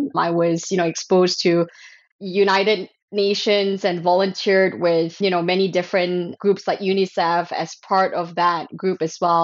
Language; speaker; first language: English; non-native, local second language; Chinese